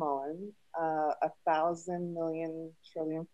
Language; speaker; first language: English; early bilingual, other home language; Spanish